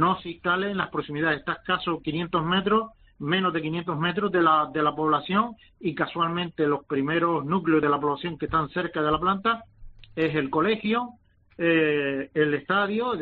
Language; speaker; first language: Spanish; native; Spanish